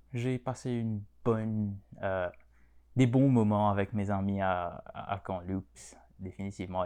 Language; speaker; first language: French; non-native, local second language; Morisyen